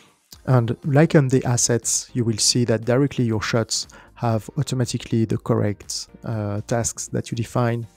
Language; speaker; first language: English; non-native, fluent; French